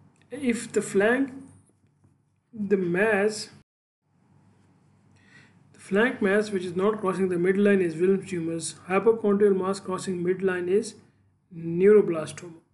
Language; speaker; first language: English; non-native, local second language; Urdu